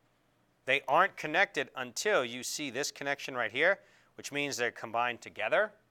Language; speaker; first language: English; native; English